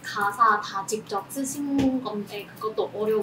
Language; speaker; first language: Korean; non-native, fluent; Chinese